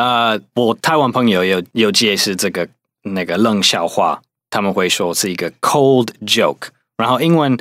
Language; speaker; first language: Chinese; non-native, fluent; English